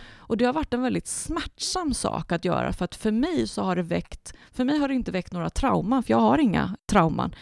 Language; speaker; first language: Swedish; early bilingual, other home language; Spanish